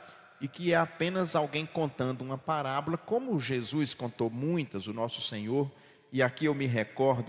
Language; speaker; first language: Portuguese; native; Portuguese